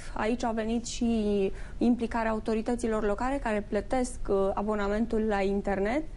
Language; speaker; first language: Romanian; native; Romanian